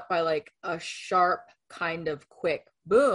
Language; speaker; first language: English; non-native, fluent; Spanish